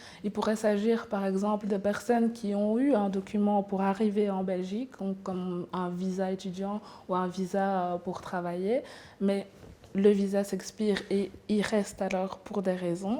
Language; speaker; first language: French; native; French